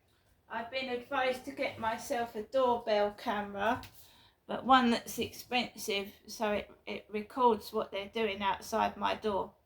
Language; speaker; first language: English; native; English